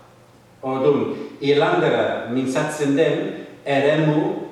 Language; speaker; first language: Basque; non-native, fluent; English